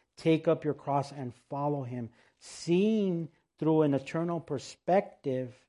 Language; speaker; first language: English; early bilingual, other home language; Spanish